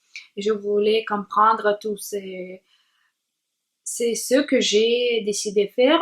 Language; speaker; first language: French; non-native, learner; Russian